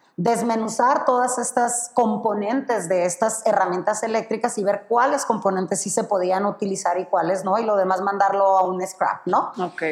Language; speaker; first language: Spanish; native; Spanish